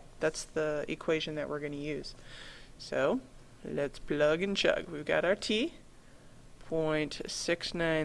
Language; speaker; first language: English; native; English